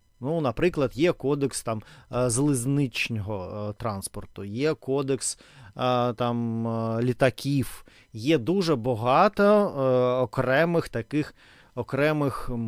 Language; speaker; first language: Ukrainian; non-native, local second language; Russian